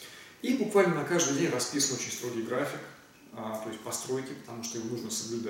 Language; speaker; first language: Russian; native; Russian